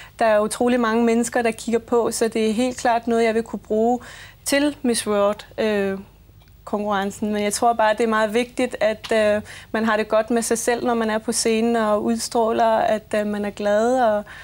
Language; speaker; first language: Danish; early bilingual, other home language; Belarusian